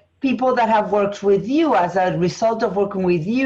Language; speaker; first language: English; non-native, fluent; Spanish